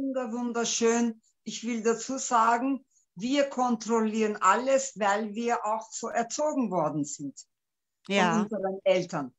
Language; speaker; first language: German; non-native, local second language; Turkish